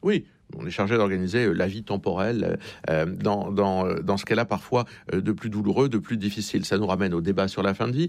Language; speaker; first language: French; native; French